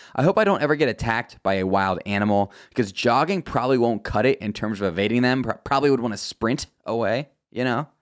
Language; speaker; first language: English; native; English